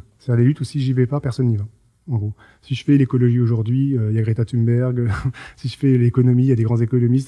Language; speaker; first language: French; native; French